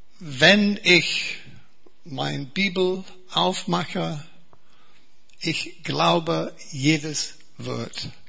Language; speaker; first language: German; non-native, fluent; English